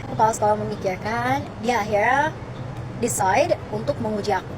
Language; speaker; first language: Indonesian; early bilingual, other home language; Arabic